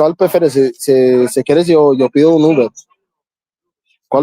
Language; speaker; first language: Spanish; non-native, learner; English